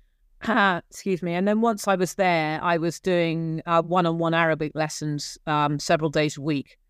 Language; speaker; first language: English; native; English